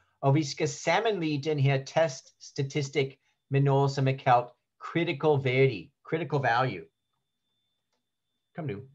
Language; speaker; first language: Danish; non-native, learner; English